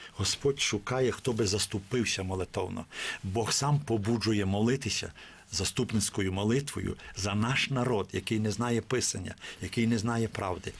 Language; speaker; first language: Ukrainian; native; Ukrainian